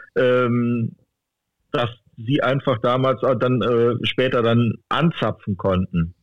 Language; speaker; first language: German; native; German